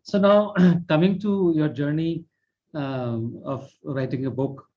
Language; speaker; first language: English; non-native, local second language; Hindi